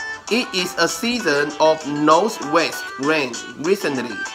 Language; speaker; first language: English; non-native, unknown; Hakka Chinese